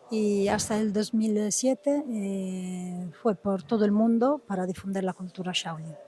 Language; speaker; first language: Spanish; non-native, fluent; Italian